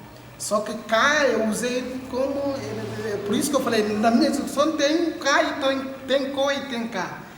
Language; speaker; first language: Portuguese; non-native, local second language; Upper Guinea Crioulo